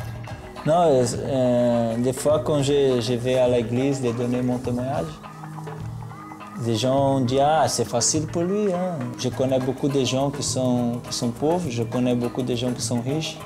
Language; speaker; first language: French; non-native, learner; Portuguese